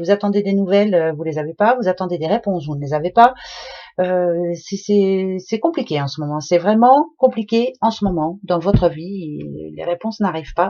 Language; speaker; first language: French; native; French